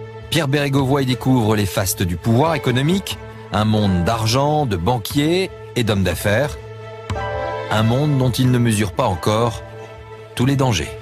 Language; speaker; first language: French; native; French